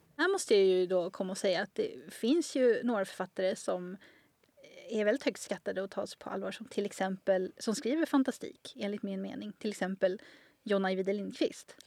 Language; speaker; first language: Swedish; native; Swedish